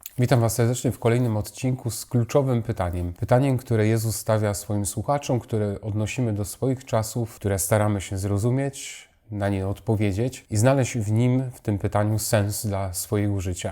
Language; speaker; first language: Polish; native; Polish